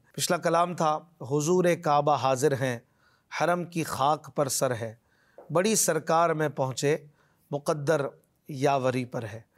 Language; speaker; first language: Urdu; native; Urdu